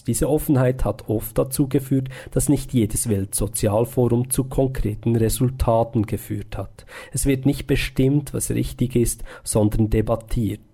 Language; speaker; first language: German; native; German